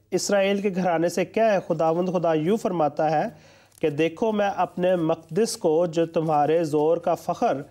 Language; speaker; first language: Urdu; non-native, local second language; Punjabi